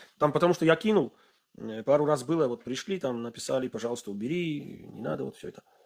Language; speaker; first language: Russian; non-native, fluent; Armenian